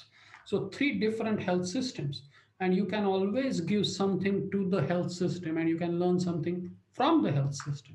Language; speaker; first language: English; non-native, local second language; Marathi